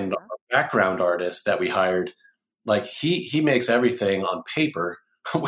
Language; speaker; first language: English; native; English